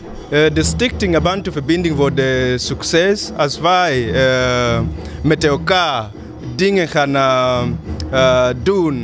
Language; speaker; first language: Dutch; non-native, fluent; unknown